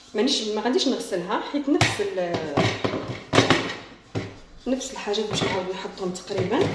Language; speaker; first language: Arabic; native; Arabic